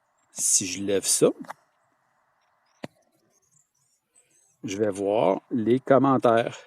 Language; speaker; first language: French; native; French